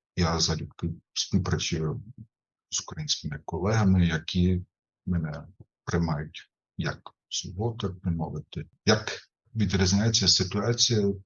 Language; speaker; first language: Ukrainian; non-native, fluent; German